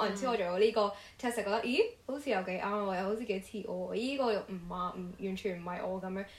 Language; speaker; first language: Cantonese; native; Cantonese